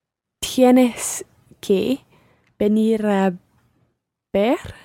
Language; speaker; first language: Spanish; non-native, learner; English